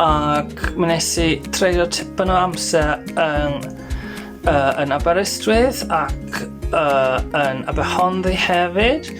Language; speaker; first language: Welsh; non-native, learner; German